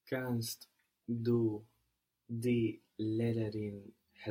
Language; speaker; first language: German; non-native, learner; English